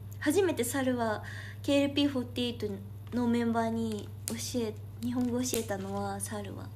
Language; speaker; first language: Japanese; native; Japanese